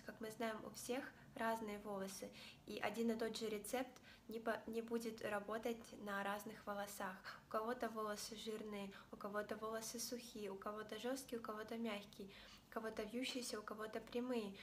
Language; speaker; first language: Russian; native; Russian